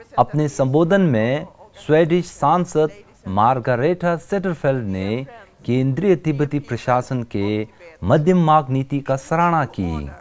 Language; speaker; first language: Hindi; non-native, local second language; Tibetan